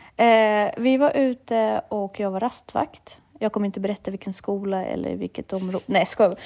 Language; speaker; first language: Swedish; early bilingual, other home language; Russian